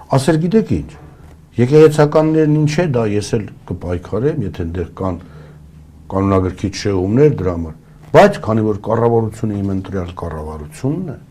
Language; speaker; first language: Armenian; early bilingual, other home language; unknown